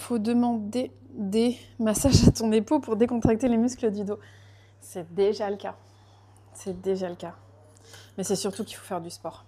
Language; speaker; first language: French; native; French